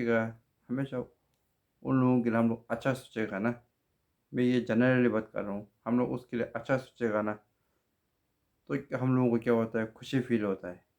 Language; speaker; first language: Hindi; non-native, local second language; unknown